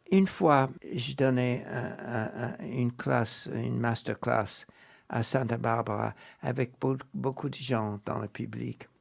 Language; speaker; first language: French; non-native, fluent; English